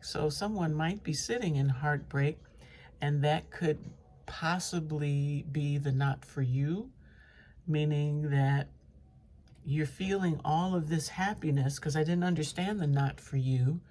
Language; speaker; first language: English; native; English